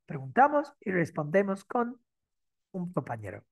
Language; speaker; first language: Spanish; non-native, fluent; English